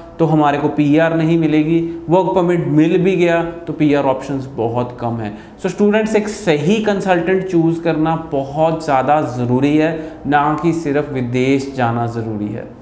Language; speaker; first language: Hindi; non-native, local second language; Punjabi